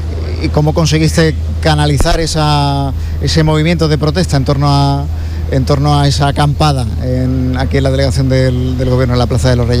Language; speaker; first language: Spanish; native; Spanish